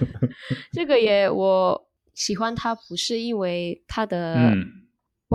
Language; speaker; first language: Chinese; non-native, learner; Indonesian